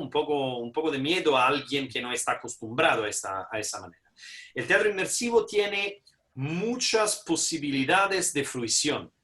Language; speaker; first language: Spanish; non-native, fluent; Italian